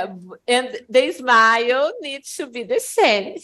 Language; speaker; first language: English; non-native, fluent; Portuguese